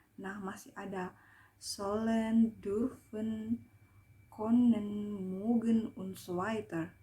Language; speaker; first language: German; non-native, learner; Indonesian